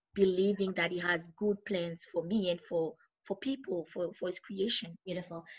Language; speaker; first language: English; non-native, fluent; French